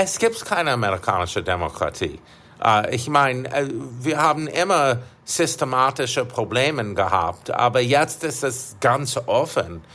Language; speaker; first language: German; non-native, fluent; English